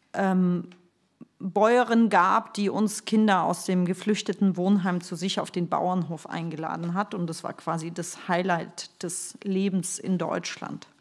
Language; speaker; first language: German; early bilingual, other home language; Russian